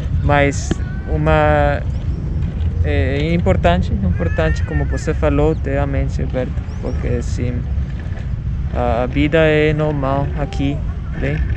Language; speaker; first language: Portuguese; non-native, fluent; Spanish